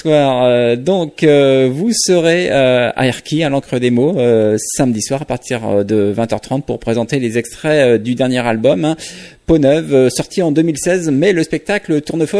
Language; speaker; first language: French; native; French